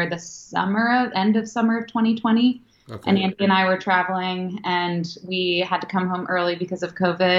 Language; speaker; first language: English; native; English